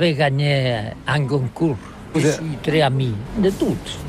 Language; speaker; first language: French; non-native, learner; Catalan